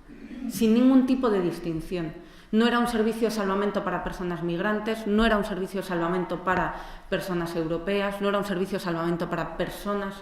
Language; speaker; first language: Spanish; native; Spanish